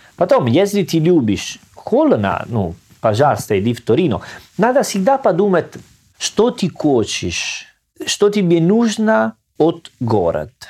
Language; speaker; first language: Russian; non-native, learner; Italian